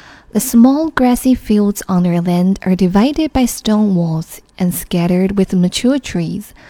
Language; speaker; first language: English; non-native, fluent; Chinese